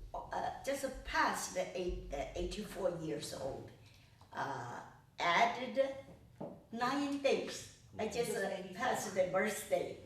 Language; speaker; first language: English; non-native, learner; Chinese